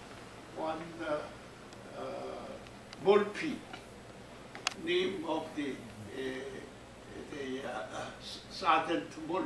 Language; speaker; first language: English; non-native, learner; Korean